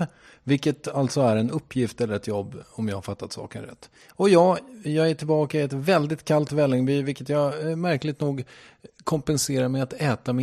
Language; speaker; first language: Swedish; native; Swedish